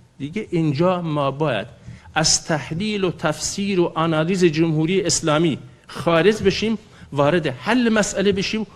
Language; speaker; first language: Persian; non-native, local second language; Kurdish